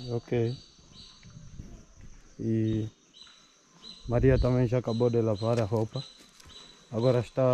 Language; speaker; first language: Portuguese; non-native, fluent; Vietnamese